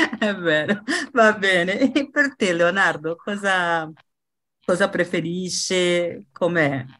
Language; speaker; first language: Italian; non-native, fluent; Portuguese